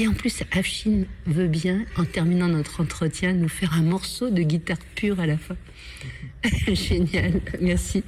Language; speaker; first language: French; native; French